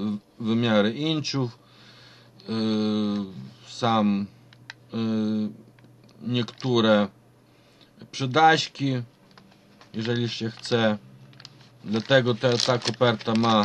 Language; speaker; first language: Polish; non-native, fluent; Ukrainian